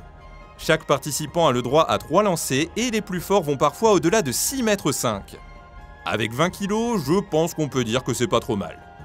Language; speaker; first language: French; native; French